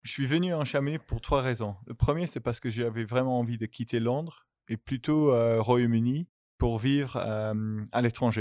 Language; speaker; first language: French; non-native, fluent; English